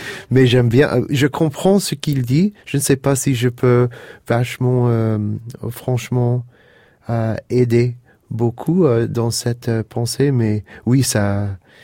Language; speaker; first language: French; non-native, fluent; English